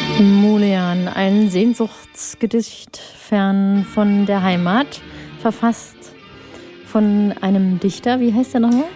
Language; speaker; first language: German; native; German